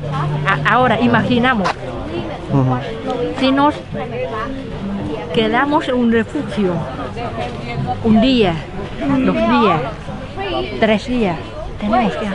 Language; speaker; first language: Spanish; non-native, fluent; Vietnamese